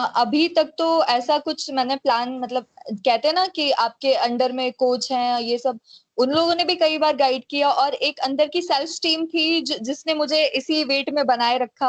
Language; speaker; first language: Hindi; native; Hindi